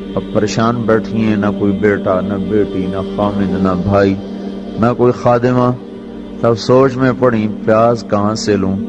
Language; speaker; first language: Urdu; non-native, local second language; Punjabi